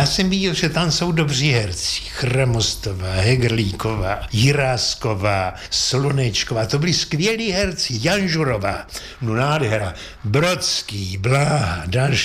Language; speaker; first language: Czech; native; Czech